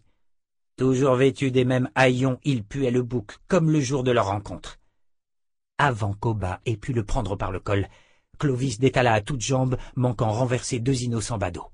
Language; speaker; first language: French; native; French